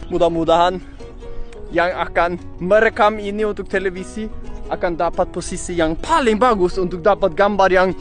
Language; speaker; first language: Indonesian; non-native, learner; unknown